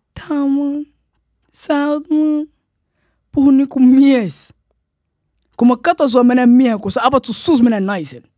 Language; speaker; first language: Finnish; early bilingual, other home language; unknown